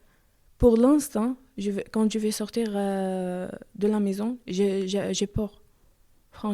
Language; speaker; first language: French; non-native, learner; Arabic